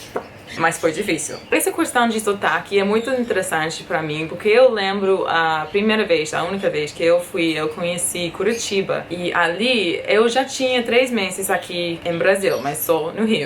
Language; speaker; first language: Portuguese; non-native, fluent; English